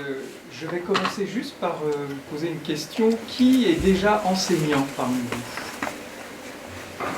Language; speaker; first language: French; native; French